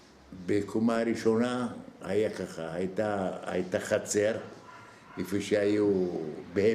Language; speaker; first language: Hebrew; non-native, fluent; Arabic